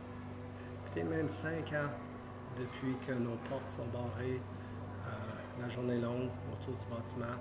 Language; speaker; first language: French; native; French